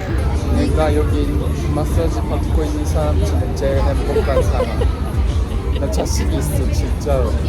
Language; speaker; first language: Korean; non-native, learner; Japanese